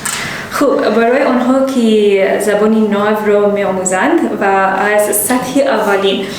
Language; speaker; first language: Persian; non-native, learner; English